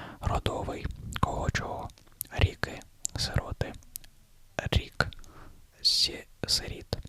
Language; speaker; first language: Ukrainian; non-native, learner; Russian